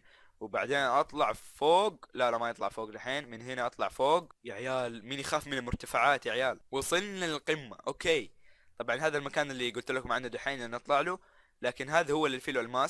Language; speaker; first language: Arabic; native; Arabic